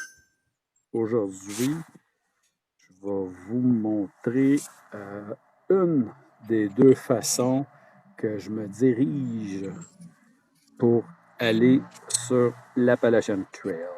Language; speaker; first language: French; native; French